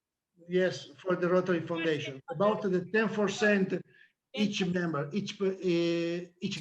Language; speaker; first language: English; non-native, learner; Italian